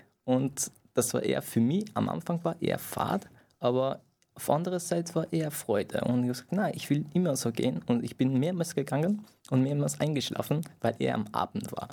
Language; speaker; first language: German; non-native, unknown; Persian